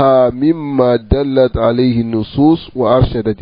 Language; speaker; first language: Arabic; non-native, fluent; Wolof